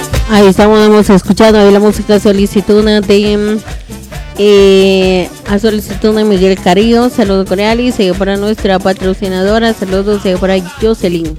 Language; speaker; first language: Spanish; native; Spanish